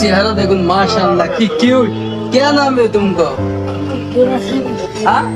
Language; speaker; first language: Hindi; non-native, learner; Bangla